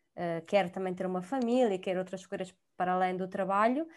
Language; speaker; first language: Portuguese; non-native, fluent; Italian